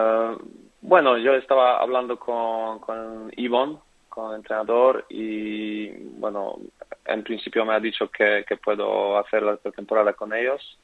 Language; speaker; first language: Spanish; non-native, fluent; Polish